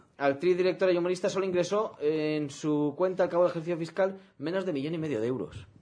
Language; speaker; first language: Spanish; native; Spanish